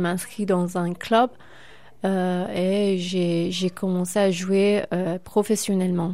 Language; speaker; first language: French; non-native, fluent; Persian